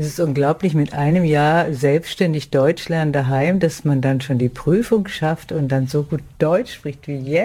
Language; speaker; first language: German; native; German